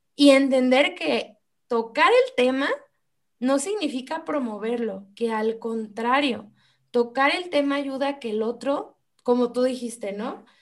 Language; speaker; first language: Spanish; native; Spanish